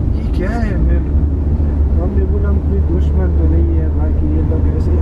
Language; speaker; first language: Urdu; non-native, local second language; Pashto